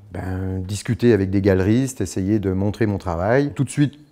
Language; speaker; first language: French; native; French